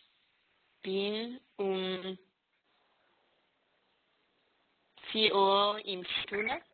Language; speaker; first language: German; non-native, learner; Hebrew